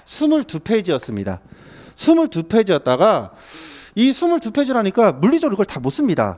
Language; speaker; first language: Korean; native; Korean